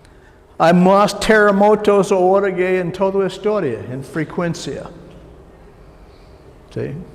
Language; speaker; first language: Spanish; non-native, learner; English